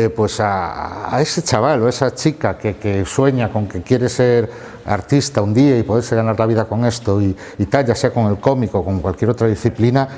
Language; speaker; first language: Spanish; native; Spanish